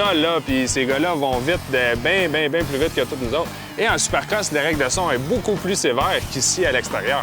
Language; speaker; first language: French; native; French